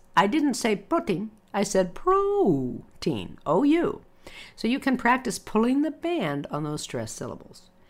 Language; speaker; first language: English; native; English